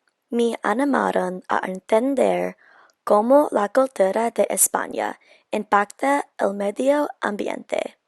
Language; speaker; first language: Spanish; non-native, learner; English